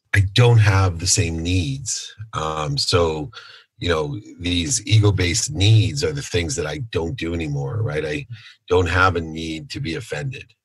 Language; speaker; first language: English; native; English